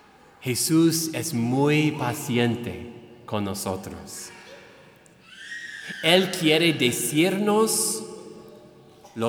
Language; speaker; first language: Spanish; non-native, fluent; English